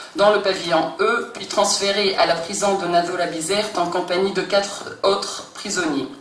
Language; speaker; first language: French; non-native, local second language; Arabic